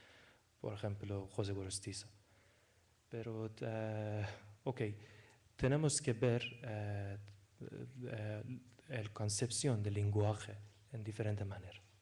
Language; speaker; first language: Spanish; non-native, fluent; Persian